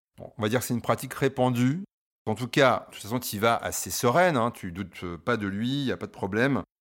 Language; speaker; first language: French; native; French